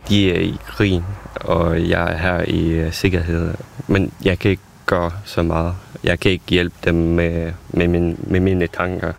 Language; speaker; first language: Danish; non-native, learner; Ukrainian